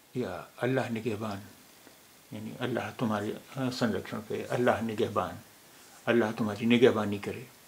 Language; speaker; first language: Hindi; native; Hindi